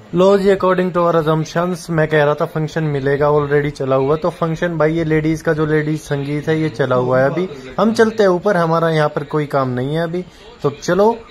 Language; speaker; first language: Hindi; native; Hindi